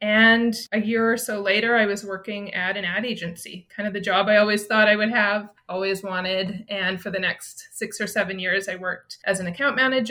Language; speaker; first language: English; native; English